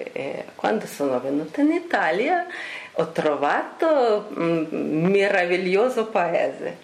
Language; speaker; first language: Italian; non-native, learner; Russian